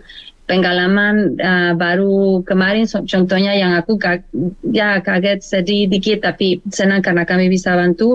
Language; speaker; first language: Indonesian; non-native, learner; Spanish